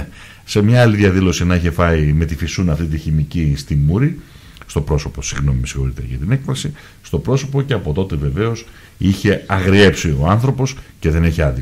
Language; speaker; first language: Greek; native; Greek